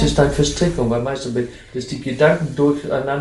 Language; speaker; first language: German; non-native, fluent; Dutch